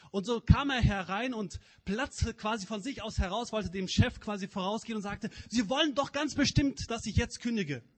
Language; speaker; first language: German; native; German